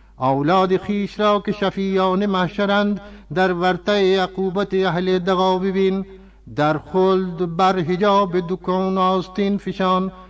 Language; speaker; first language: Persian; non-native, fluent; Urdu